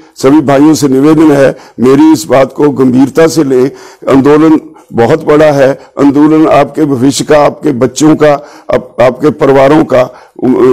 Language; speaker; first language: Hindi; non-native, local second language; Punjabi